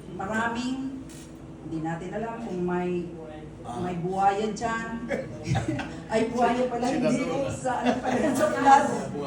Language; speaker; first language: Filipino; non-native, local second language; Bikol